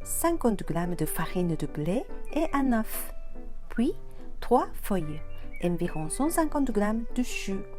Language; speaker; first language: French; non-native, fluent; Japanese